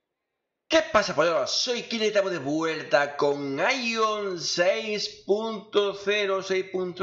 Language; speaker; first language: Spanish; native; Spanish